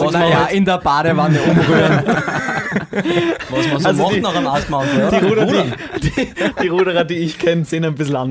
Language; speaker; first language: German; native; German